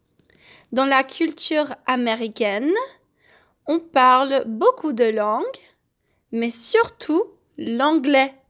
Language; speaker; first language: French; non-native, fluent; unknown